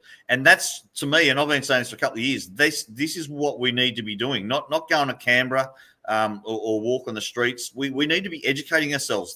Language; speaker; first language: English; native; English